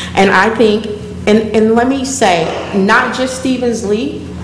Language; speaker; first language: English; native; English